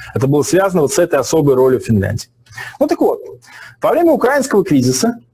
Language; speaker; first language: Russian; native; Russian